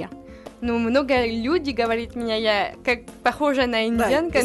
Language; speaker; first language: Russian; non-native, learner; French